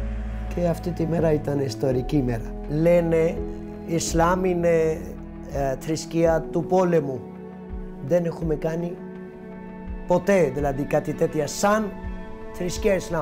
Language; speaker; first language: Greek; non-native, fluent; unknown